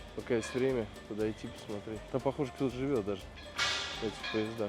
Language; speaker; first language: Russian; native; Russian